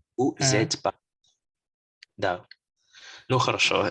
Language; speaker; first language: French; non-native, local second language; Lingala